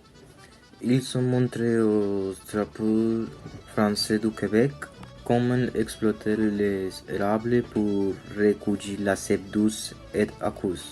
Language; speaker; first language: French; non-native, learner; Spanish